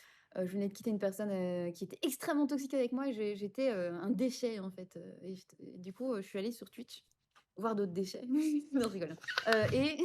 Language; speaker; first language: French; native; French